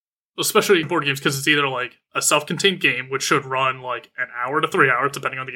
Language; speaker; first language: English; native; English